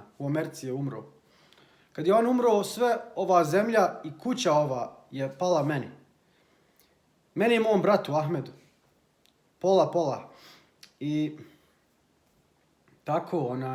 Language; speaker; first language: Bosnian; early bilingual, heritage; Bosnian